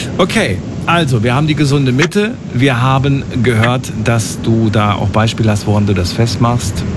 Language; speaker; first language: German; native; German